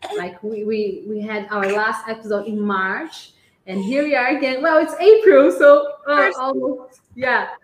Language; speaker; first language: English; non-native, fluent; Portuguese